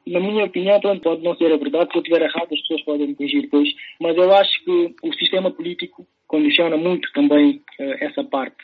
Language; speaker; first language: Portuguese; early bilingual, other home language; Upper Guinea Crioulo